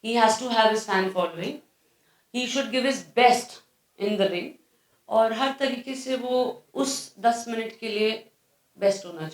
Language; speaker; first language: Hindi; native; Hindi